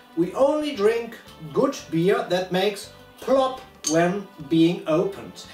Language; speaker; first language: English; non-native, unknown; German